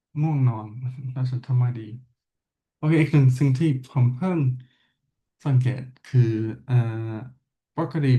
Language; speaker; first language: Thai; non-native, learner; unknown